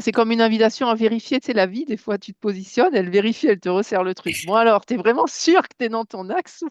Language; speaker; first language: French; native; French